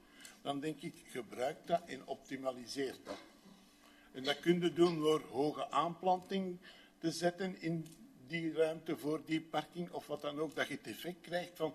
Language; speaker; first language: Dutch; native; Dutch